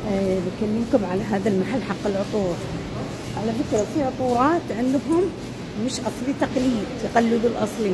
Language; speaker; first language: Arabic; native; Arabic